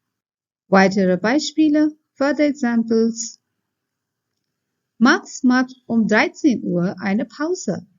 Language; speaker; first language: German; non-native, fluent; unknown